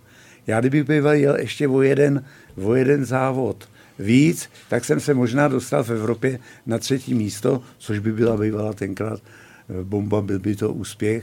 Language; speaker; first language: Czech; native; Czech